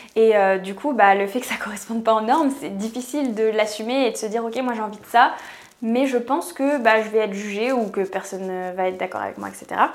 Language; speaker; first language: French; native; French